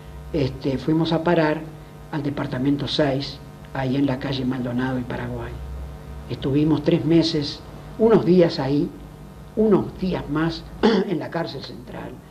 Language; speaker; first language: Spanish; native; Spanish